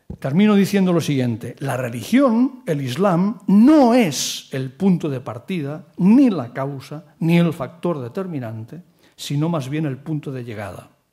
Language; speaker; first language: Spanish; non-native, local second language; Catalan